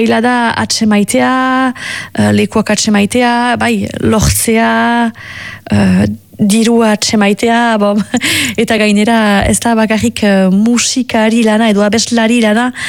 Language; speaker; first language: Basque; native; Basque